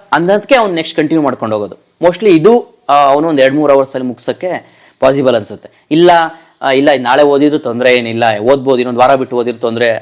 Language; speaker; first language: Kannada; native; Kannada